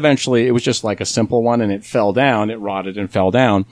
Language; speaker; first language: English; native; English